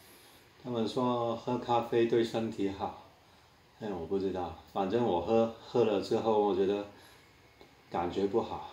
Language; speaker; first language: Chinese; non-native, local second language; Cantonese